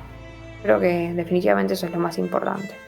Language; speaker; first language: Spanish; native; Spanish